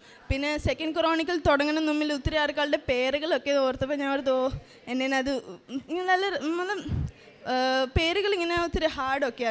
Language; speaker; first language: Malayalam; early bilingual, heritage; Malayalam